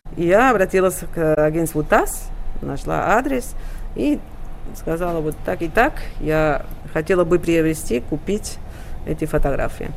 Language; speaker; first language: Russian; non-native, fluent; Catalan